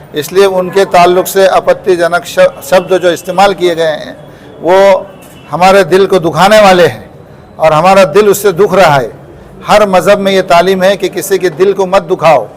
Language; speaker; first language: Urdu; native; Urdu